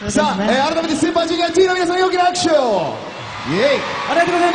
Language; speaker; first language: Japanese; native; Japanese